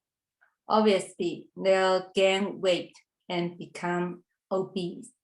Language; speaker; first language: English; non-native, learner; Chinese